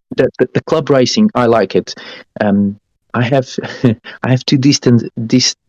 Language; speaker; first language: English; non-native, fluent; Portuguese